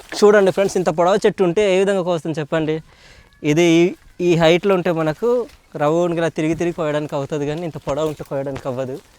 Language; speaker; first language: Telugu; non-native, local second language; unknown